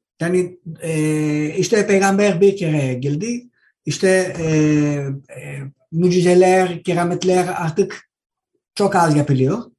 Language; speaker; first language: Turkish; non-native, learner; Greek